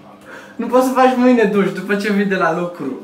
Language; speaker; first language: Romanian; early bilingual, heritage; Romanian